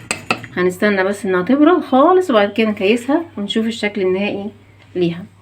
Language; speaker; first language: Arabic; native; Arabic